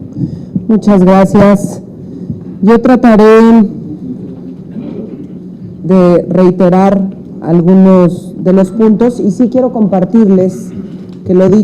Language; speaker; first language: Spanish; native; Spanish